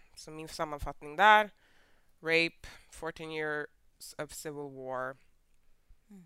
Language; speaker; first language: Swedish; native; Swedish